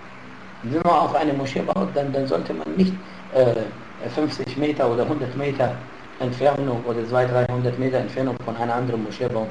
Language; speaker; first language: German; non-native, fluent; Arabic